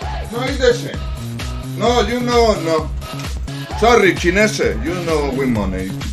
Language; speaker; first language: English; non-native, learner; Spanish